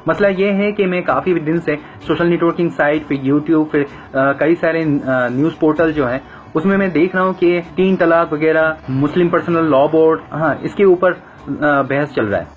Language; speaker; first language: Hindi; non-native, fluent; Bangla